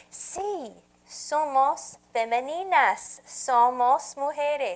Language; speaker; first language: Spanish; non-native, fluent; English